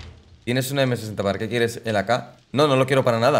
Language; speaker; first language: Spanish; native; Spanish